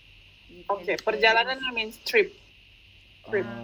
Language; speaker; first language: English; non-native, fluent; Indonesian